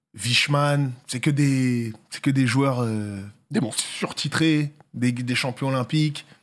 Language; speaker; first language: French; native; French